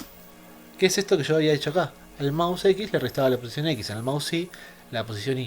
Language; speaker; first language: Spanish; native; Spanish